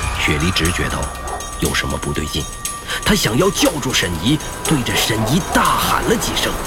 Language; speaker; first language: Chinese; native; Chinese